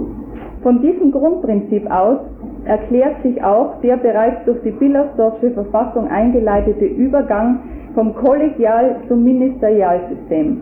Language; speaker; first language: German; native; German